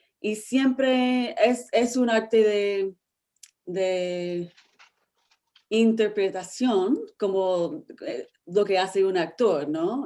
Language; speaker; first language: Spanish; non-native, fluent; English